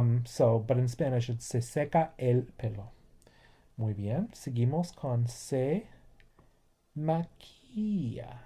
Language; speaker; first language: Spanish; non-native, fluent; English